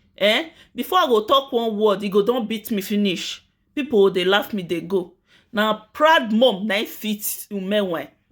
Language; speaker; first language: Nigerian Pidgin; native; Nigerian Pidgin